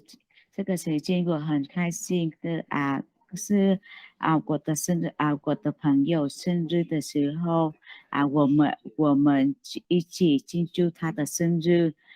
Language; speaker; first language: Chinese; non-native, learner; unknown